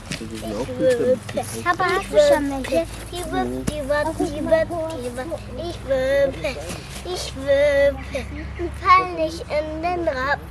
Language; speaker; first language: German; early bilingual, other home language; Turkish